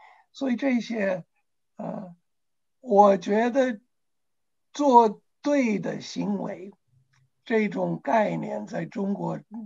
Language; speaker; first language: Chinese; non-native, fluent; English